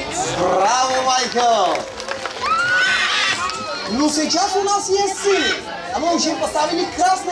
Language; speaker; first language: Russian; non-native, learner; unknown